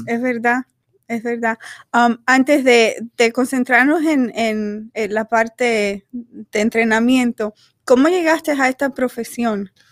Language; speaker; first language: Spanish; native; Spanish